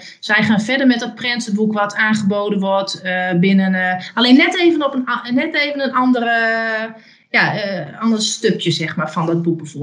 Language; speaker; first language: Dutch; native; Dutch